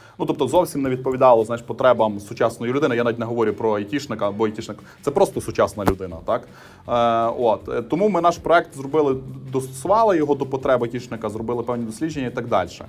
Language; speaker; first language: Ukrainian; native; Ukrainian